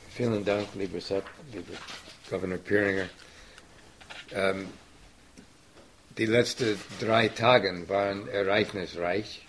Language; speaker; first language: German; non-native, fluent; English